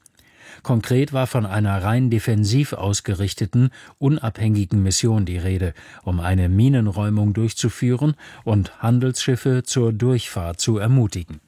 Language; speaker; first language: German; native; German